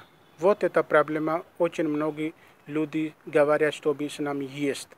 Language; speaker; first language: Russian; non-native, learner; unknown